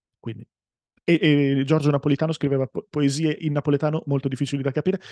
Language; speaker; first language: Italian; native; Italian